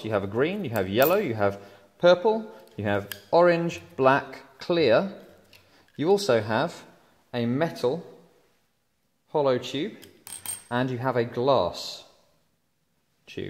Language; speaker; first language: English; native; English